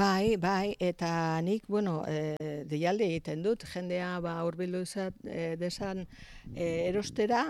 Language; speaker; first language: Basque; native; Basque